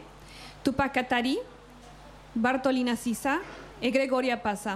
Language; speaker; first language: French; non-native, fluent; Spanish